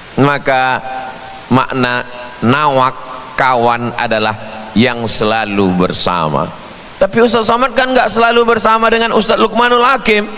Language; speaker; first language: Indonesian; native; Indonesian